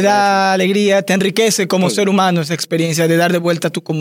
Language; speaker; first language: Spanish; native; Spanish